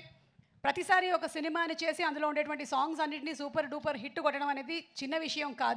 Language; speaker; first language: Telugu; native; Telugu